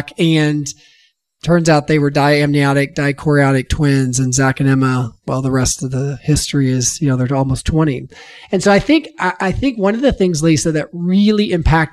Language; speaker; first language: English; native; English